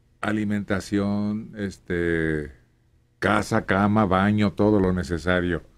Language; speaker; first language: Spanish; native; Spanish